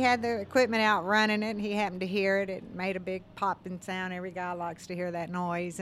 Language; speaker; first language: English; native; English